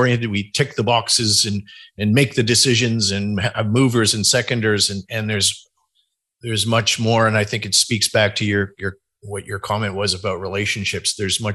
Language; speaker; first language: English; native; English